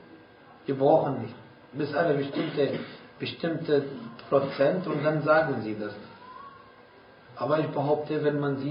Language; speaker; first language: German; non-native, fluent; Arabic